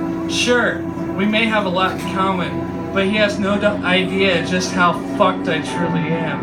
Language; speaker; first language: English; native; English